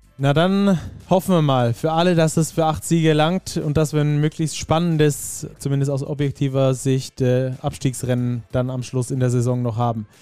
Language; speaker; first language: German; native; German